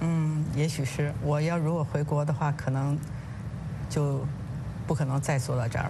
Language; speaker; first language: Chinese; native; Chinese